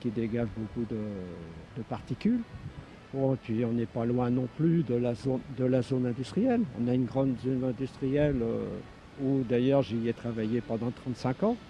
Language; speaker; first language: French; native; French